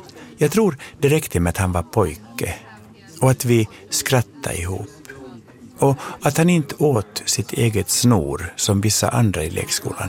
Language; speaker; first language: Swedish; native; Swedish